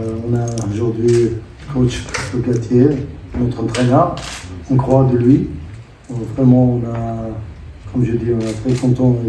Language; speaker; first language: French; non-native, learner; Arabic